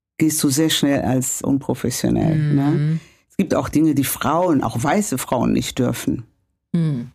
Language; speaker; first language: German; non-native, fluent; Kinyarwanda